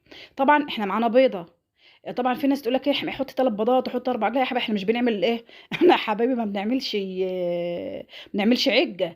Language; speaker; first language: Arabic; native; Arabic